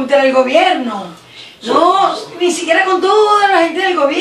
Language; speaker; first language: Spanish; native; Spanish